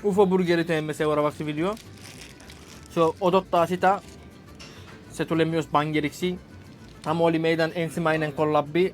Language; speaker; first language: Finnish; non-native, learner; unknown